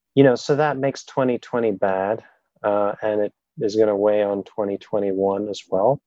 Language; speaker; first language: English; non-native, fluent; German